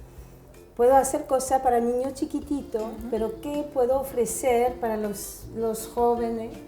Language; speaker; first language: Spanish; non-native, fluent; French